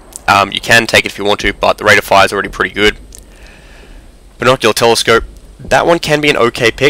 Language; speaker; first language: English; native; English